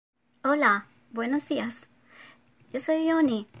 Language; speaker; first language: Spanish; non-native, fluent; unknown